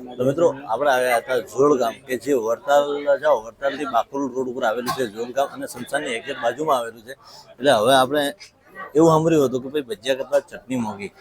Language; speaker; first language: Gujarati; native; Gujarati